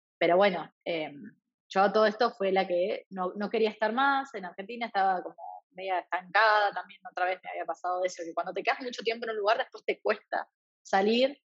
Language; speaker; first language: Spanish; native; Spanish